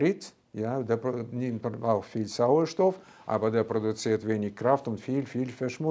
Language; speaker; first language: German; non-native, fluent; Russian